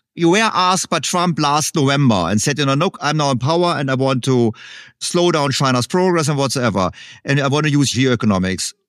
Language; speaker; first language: English; non-native, fluent; German